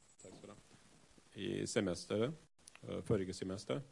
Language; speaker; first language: Norwegian; non-native, fluent; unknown